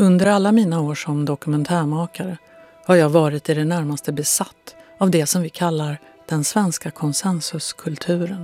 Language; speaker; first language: Swedish; native; Swedish